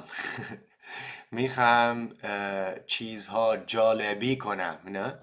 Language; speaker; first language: Persian; non-native, learner; Dutch